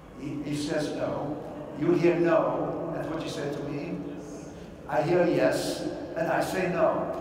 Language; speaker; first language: English; non-native, fluent; Dutch